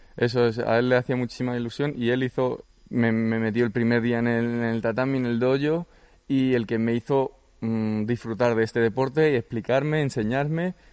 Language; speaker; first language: Spanish; early bilingual, other home language; Georgian